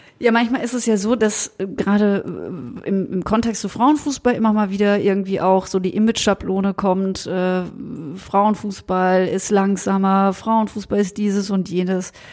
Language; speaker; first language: German; native; German